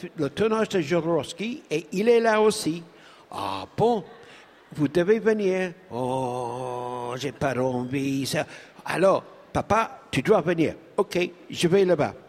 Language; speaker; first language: French; non-native, learner; English